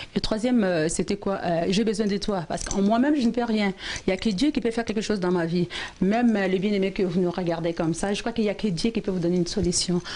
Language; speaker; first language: French; non-native, local second language; Lingala